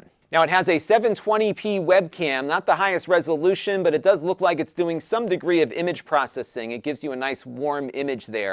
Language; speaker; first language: English; native; English